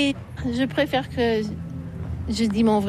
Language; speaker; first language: French; non-native, fluent; English